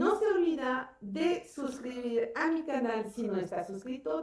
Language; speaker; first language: Spanish; non-native, fluent; French